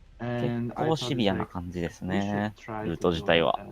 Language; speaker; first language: Japanese; native; Japanese